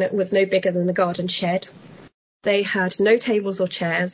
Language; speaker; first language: English; native; English